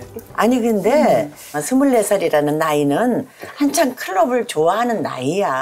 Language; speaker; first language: Korean; native; Korean